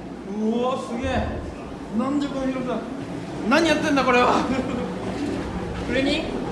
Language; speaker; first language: Japanese; native; Japanese